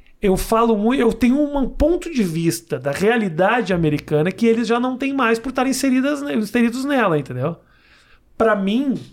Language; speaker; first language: Portuguese; native; Portuguese